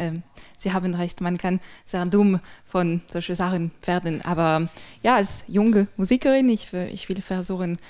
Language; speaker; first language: German; non-native, fluent; French